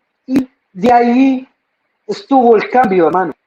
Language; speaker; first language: Spanish; non-native, fluent; Arabic